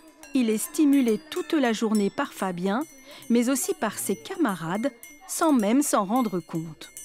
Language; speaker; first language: French; native; French